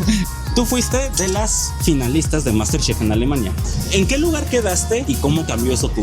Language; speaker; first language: Spanish; native; Spanish